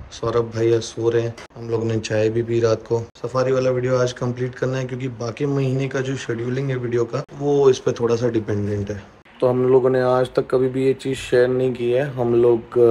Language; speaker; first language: Hindi; native; Hindi